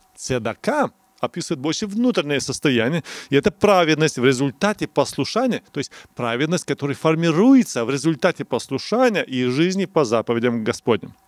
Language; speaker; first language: Russian; non-native, local second language; Romanian